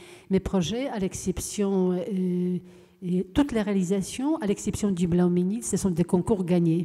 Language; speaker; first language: French; non-native, fluent; Polish